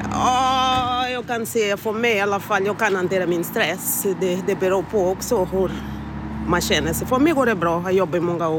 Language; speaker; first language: Swedish; non-native, fluent; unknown